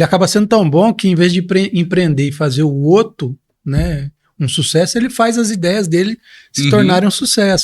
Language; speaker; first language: Portuguese; native; Portuguese